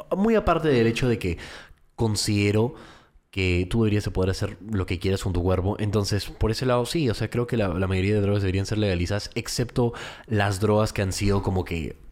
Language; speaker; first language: Spanish; early bilingual, heritage; Spanish